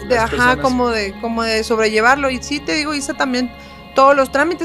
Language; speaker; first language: Spanish; native; Spanish